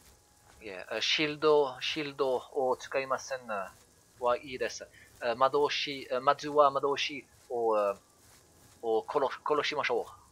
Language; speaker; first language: Japanese; non-native, learner; French